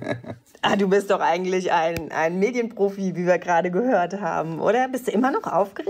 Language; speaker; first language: German; native; German